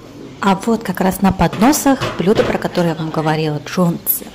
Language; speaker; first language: Russian; native; Russian